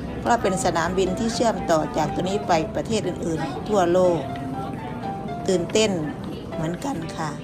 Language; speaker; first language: Thai; native; Thai